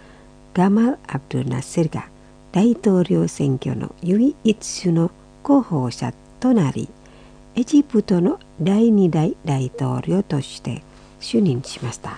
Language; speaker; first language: Japanese; non-native, fluent; Indonesian